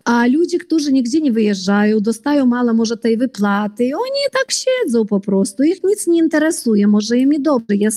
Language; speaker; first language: Polish; early bilingual, heritage; Polish